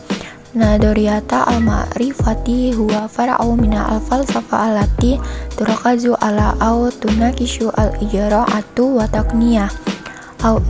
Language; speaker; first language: Arabic; non-native, learner; Indonesian